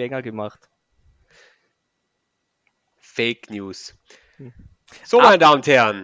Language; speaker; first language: German; native; German